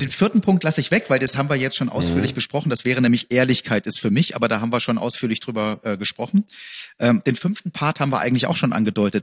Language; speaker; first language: German; native; German